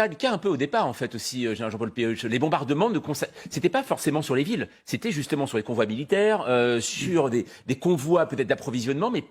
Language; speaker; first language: French; native; French